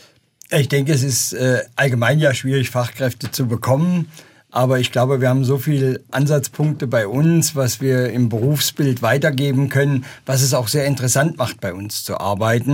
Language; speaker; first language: German; native; German